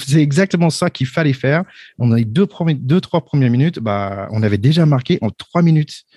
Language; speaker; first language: French; non-native, fluent; English